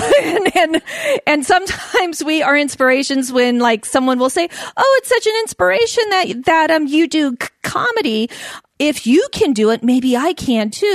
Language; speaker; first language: English; native; English